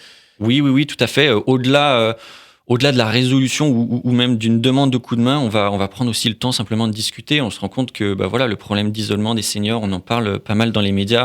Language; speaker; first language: French; native; French